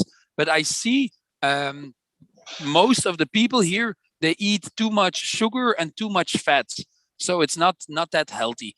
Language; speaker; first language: English; non-native, fluent; Dutch